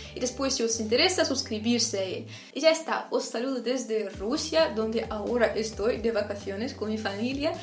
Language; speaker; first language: Spanish; non-native, fluent; Russian